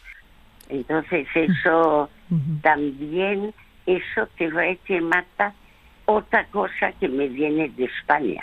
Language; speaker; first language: Spanish; early bilingual, other home language; French